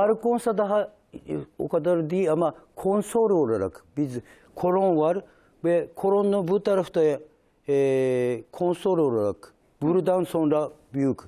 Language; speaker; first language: Turkish; non-native, learner; Japanese